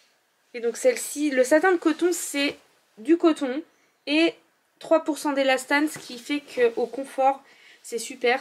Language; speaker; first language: French; native; French